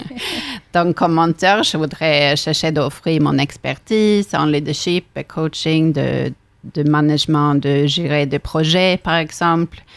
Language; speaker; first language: French; non-native, fluent; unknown